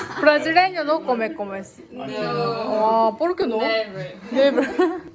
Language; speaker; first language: Portuguese; non-native, learner; Korean